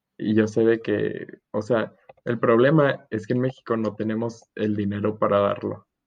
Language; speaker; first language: Spanish; native; Spanish